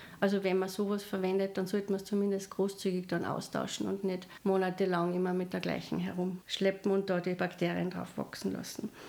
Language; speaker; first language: German; native; German